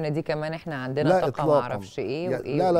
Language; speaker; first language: Arabic; native; Arabic